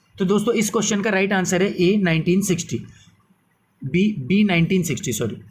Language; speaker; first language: Hindi; native; Hindi